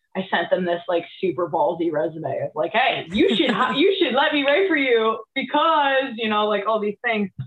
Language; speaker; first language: English; native; English